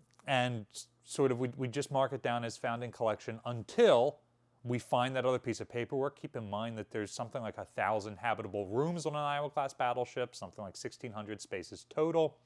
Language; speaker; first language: English; native; English